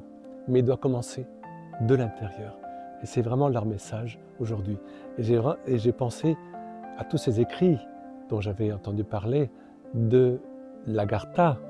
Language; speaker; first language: French; native; French